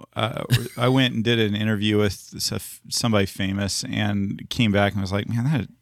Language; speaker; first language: English; native; English